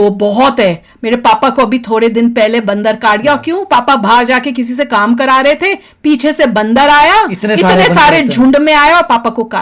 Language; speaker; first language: Hindi; native; Hindi